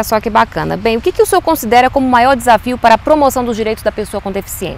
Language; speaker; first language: Portuguese; native; Portuguese